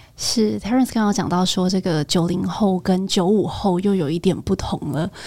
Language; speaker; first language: Chinese; native; Chinese